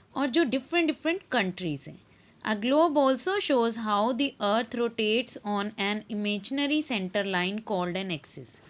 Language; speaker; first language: Hindi; native; Hindi